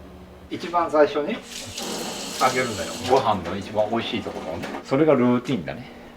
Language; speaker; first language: Japanese; native; Japanese